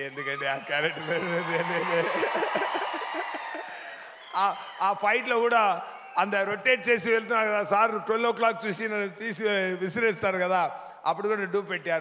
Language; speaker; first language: Telugu; non-native, local second language; Tamil